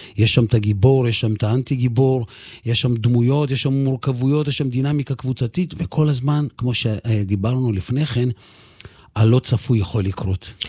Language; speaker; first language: Hebrew; early bilingual, other home language; Russian